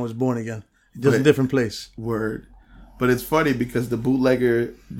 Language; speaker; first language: English; early bilingual, other home language; Spanish